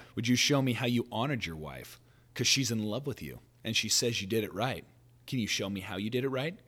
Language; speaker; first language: English; native; English